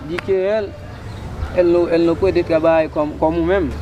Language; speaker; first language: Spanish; non-native, learner; Haitian Creole